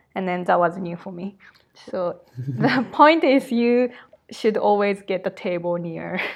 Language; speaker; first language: English; non-native, fluent; Japanese